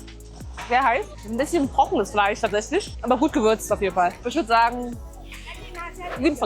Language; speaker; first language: German; native; German